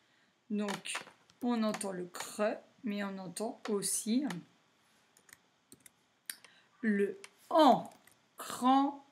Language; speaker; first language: French; native; French